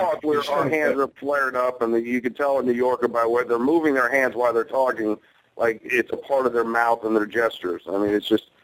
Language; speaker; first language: English; native; English